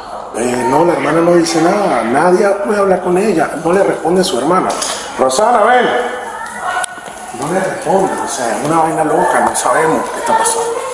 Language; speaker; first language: Spanish; native; Spanish